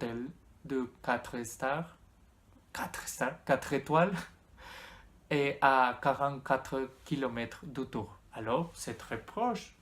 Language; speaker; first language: French; non-native, learner; Spanish